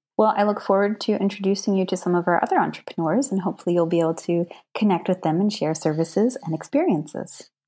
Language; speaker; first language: English; native; English